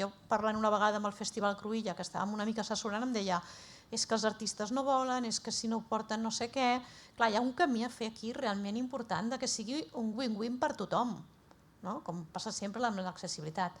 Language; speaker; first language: Catalan; native; Catalan